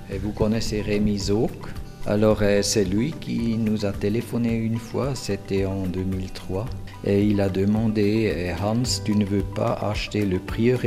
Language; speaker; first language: French; non-native, fluent; German